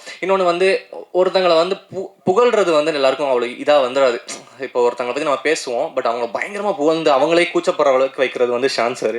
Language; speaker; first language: Tamil; native; Tamil